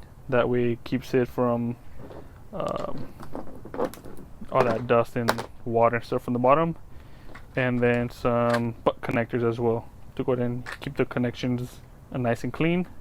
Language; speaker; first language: English; native; English